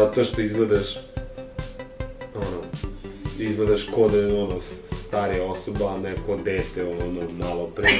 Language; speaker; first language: Bosnian; native; Bosnian